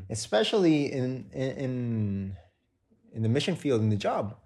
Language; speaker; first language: English; non-native, fluent; Spanish